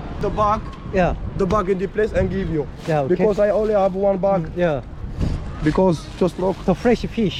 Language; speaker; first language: English; non-native, learner; Arabic